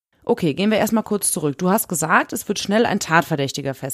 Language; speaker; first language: German; native; German